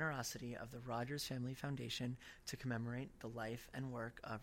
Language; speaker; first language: English; native; English